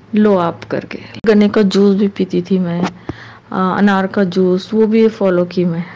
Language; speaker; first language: Hindi; non-native, local second language; Urdu